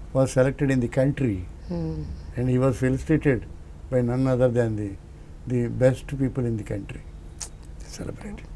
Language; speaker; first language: Telugu; native; Telugu